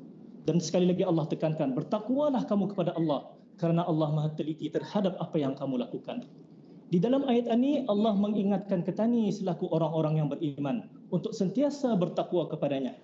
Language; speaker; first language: Malay; native; Malay